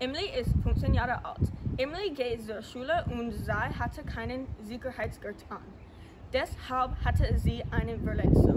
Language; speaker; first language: German; non-native, learner; English